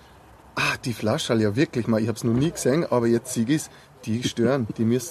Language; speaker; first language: German; native; German